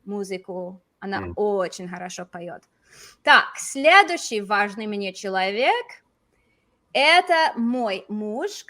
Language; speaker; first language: Russian; non-native, fluent; English